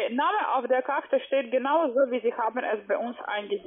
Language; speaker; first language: German; non-native, fluent; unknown